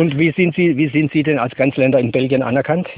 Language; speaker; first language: German; native; German